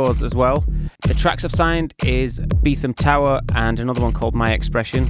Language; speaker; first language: English; native; English